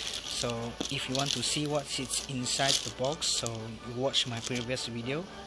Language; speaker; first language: English; non-native, local second language; Malay